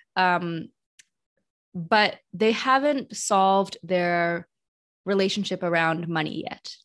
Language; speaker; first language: English; native; English